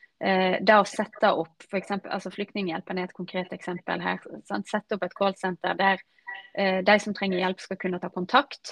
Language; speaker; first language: Norwegian; native; Norwegian